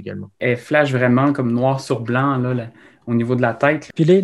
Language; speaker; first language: French; native; French